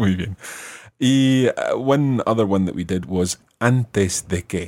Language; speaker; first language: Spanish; non-native, fluent; English